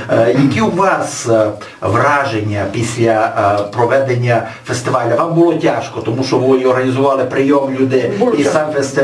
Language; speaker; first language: Ukrainian; native; Ukrainian